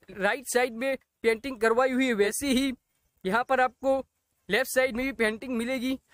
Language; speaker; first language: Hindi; non-native, local second language; Gujarati